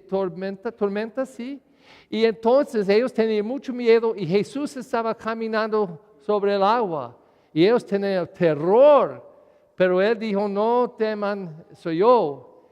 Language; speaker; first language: Spanish; non-native, learner; English